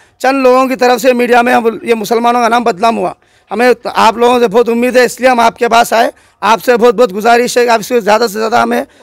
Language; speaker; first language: Hindi; non-native, local second language; Urdu